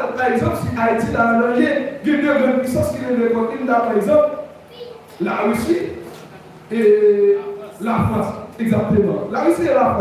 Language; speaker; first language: French; non-native, local second language; Haitian Creole